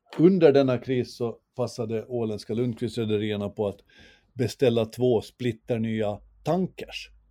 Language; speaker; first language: Swedish; native; Swedish